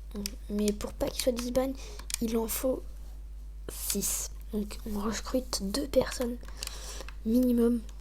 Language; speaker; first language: French; native; French